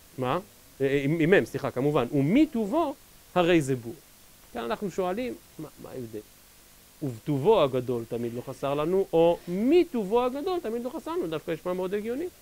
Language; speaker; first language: Hebrew; native; Hebrew